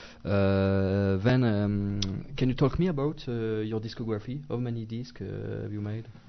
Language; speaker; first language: English; non-native, learner; French